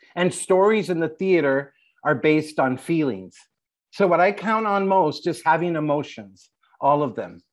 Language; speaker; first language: English; native; English